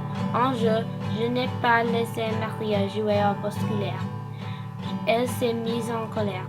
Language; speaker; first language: French; non-native, learner; English